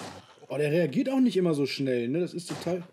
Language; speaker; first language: German; native; German